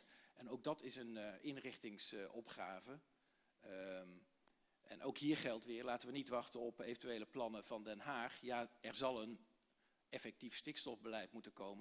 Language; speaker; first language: Dutch; native; Dutch